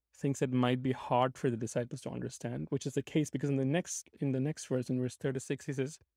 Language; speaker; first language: English; non-native, local second language; Malayalam